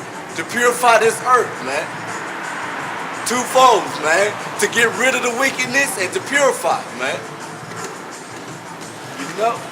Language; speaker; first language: English; native; English